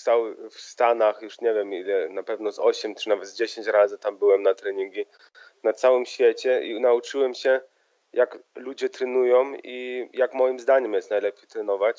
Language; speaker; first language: Polish; early bilingual, heritage; Polish